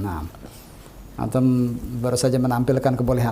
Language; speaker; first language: Indonesian; native; Indonesian